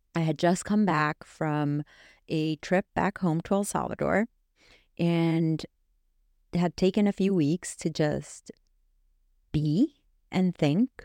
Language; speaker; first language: English; non-native, fluent; Spanish